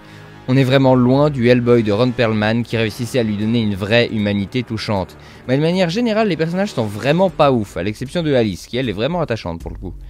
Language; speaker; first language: French; native; French